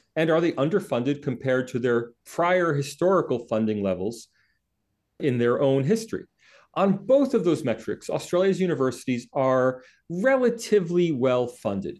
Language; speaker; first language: English; native; English